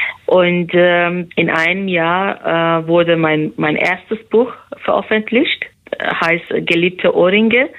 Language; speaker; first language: German; non-native, fluent; Persian